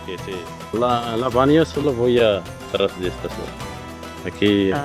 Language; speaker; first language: Spanish; non-native, learner; Central Atlas Tamazight